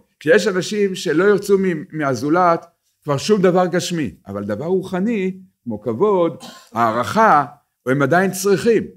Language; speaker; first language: Hebrew; native; Hebrew